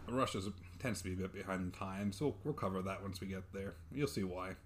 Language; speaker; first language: English; native; English